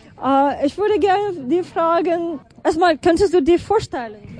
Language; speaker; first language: German; non-native, fluent; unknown